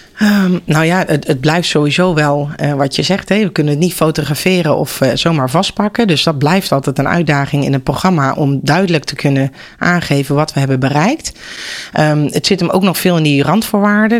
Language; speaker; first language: Dutch; native; Dutch